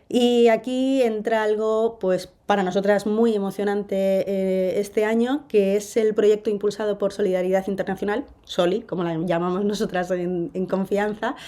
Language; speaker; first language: Spanish; native; Spanish